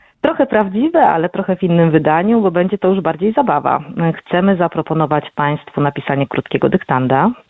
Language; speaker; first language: Polish; native; Polish